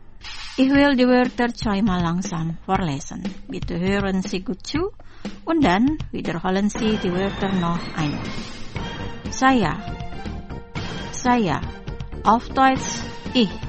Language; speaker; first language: German; non-native, fluent; Indonesian